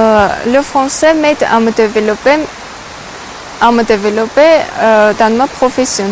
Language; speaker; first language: French; non-native, learner; Armenian